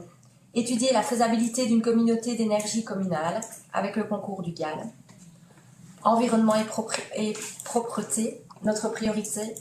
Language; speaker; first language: French; native; French